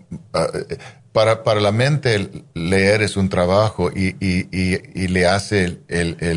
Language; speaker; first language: Spanish; non-native, fluent; English